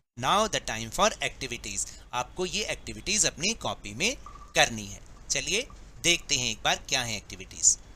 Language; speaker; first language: Hindi; native; Hindi